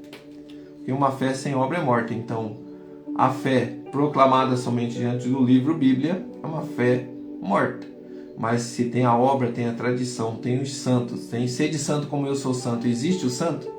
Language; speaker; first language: Portuguese; native; Portuguese